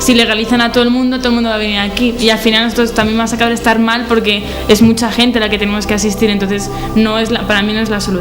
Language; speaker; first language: Spanish; native; Spanish